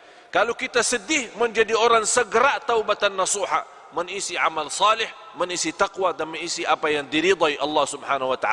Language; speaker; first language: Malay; non-native, fluent; Arabic